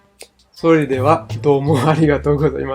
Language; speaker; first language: Japanese; non-native, learner; French